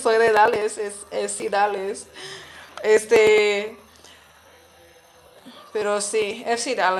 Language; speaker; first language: Spanish; non-native, learner; English